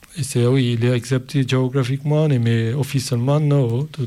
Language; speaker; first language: French; non-native, learner; Kurdish